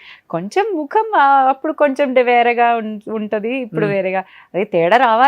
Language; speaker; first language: Telugu; non-native, learner; Malayalam